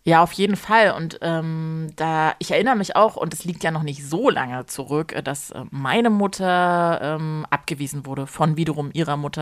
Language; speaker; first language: German; native; German